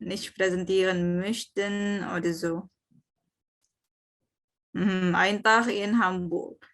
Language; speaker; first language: German; non-native, fluent; Indonesian